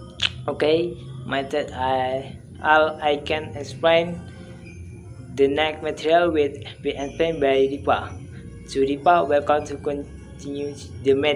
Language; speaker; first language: English; non-native, learner; Indonesian